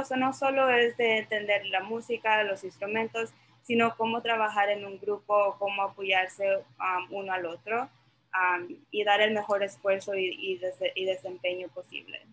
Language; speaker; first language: Spanish; early bilingual, other home language; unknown